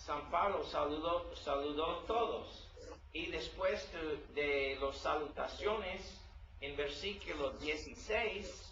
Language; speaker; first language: Spanish; non-native, learner; English